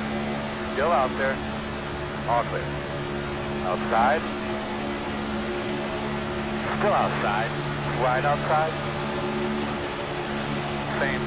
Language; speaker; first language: English; native; English